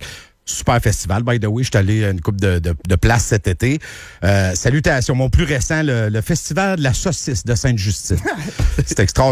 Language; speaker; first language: French; native; French